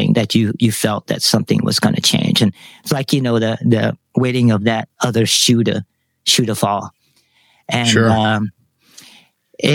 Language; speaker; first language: English; early bilingual, other home language; Vietnamese